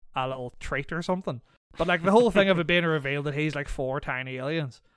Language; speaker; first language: English; native; English